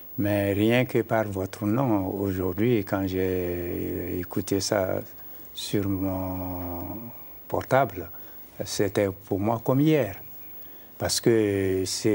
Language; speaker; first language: French; non-native, local second language; Mandingo